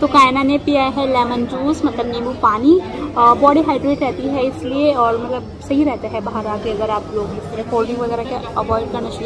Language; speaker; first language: Hindi; native; Hindi